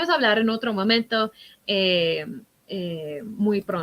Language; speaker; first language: Spanish; non-native, fluent; English